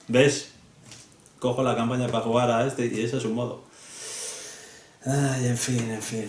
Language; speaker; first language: Spanish; native; Spanish